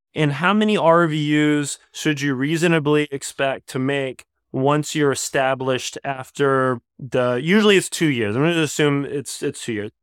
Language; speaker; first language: English; native; English